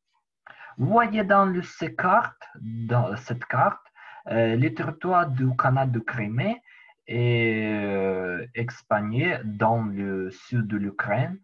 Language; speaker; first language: French; non-native, learner; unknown